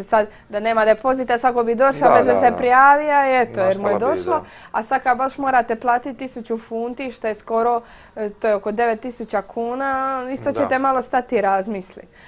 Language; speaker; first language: Croatian; native; Croatian